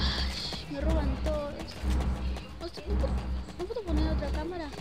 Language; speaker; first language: Spanish; native; Spanish